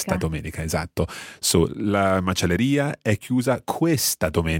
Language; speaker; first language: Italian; non-native, fluent; English